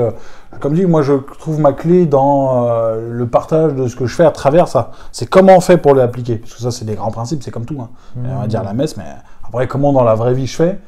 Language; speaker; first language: French; native; French